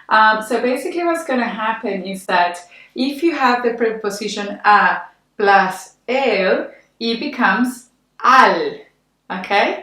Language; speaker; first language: English; non-native, fluent; Spanish